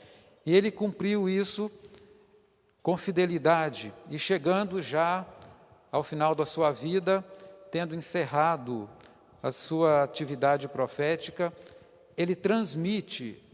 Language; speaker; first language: Portuguese; native; Portuguese